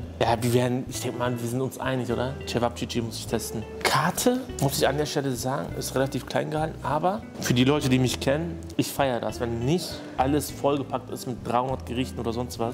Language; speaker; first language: German; native; German